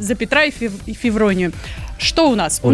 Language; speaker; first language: Russian; native; Russian